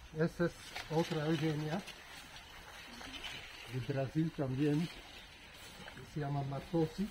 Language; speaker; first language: Spanish; non-native, fluent; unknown